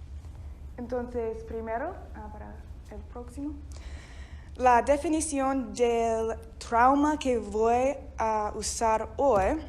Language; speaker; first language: Spanish; non-native, fluent; English